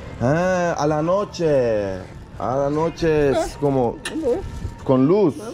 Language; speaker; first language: Spanish; non-native, learner; Turkish